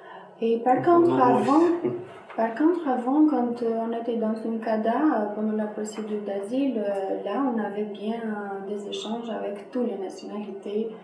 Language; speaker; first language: French; non-native, fluent; Albanian